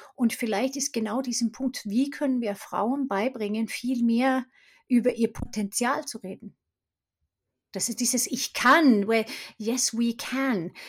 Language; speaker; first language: German; non-native, fluent; Swedish